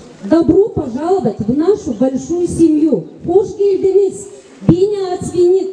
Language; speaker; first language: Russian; non-native, local second language; Gagauz